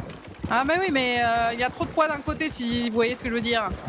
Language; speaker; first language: French; native; French